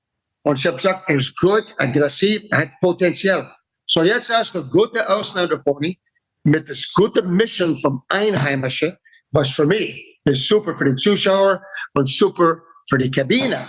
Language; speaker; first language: German; non-native, learner; English